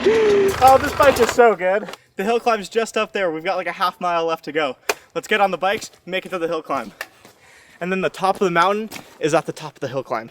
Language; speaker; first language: English; native; English